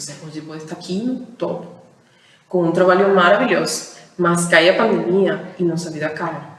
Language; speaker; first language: Portuguese; non-native, fluent; Spanish